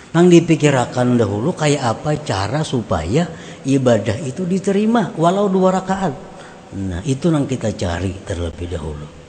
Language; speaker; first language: Indonesian; non-native, local second language; Banjar